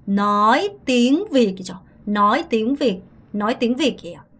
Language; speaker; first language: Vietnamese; non-native, fluent; Korean